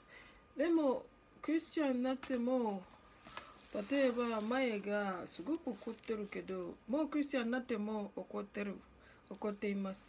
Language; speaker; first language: Japanese; non-native, learner; Ganda